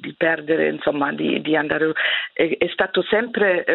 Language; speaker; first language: Italian; non-native, fluent; German